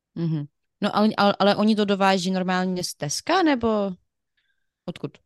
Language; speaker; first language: Czech; non-native, fluent; Ukrainian